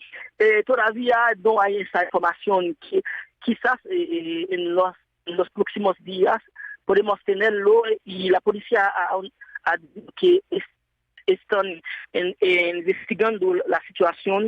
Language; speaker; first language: Spanish; non-native, fluent; Haitian Creole